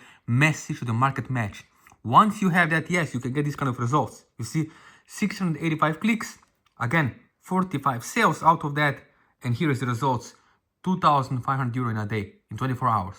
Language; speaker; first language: English; non-native, fluent; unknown